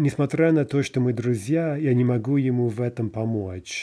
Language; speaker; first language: Russian; non-native, fluent; English